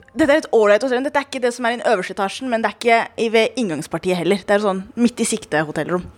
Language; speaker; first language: Norwegian; early bilingual, other home language; Somali